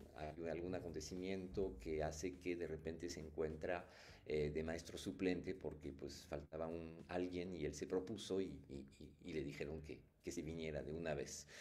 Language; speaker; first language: Spanish; non-native, fluent; French